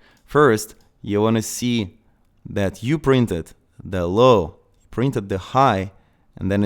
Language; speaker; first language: English; non-native, fluent; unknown